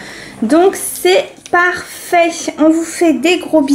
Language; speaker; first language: French; native; French